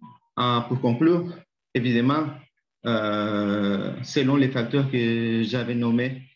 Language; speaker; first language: French; non-native, learner; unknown